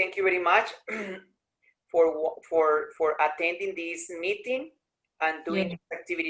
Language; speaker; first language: English; non-native, learner; Spanish